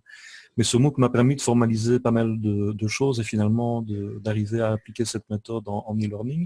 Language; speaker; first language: French; native; French